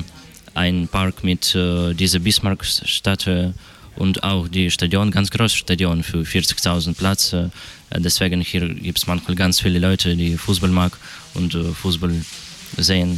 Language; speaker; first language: German; non-native, learner; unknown